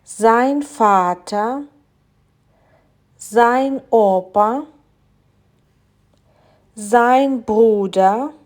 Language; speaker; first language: German; non-native, fluent; Ukrainian